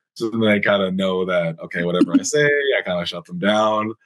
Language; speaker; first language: English; native; English